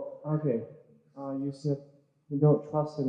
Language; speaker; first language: English; native; English